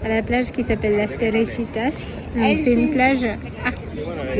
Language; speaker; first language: French; native; French